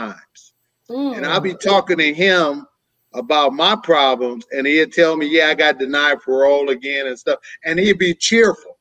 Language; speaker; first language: English; native; English